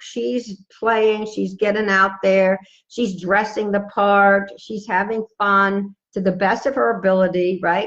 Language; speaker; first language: English; native; English